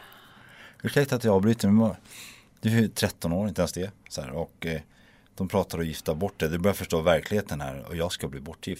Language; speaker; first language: Swedish; native; Swedish